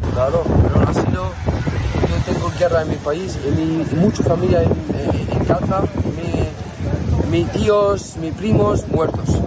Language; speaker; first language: Spanish; non-native, learner; Arabic